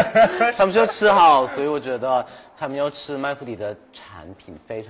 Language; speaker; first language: Chinese; non-native, fluent; Thai